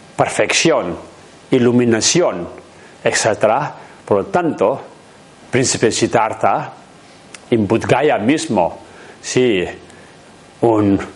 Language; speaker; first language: Spanish; non-native, learner; Tibetan